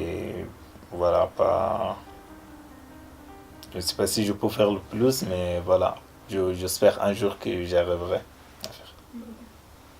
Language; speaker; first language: French; non-native, learner; Arabic